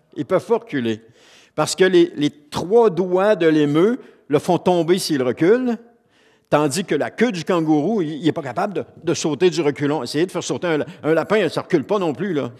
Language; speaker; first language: French; native; French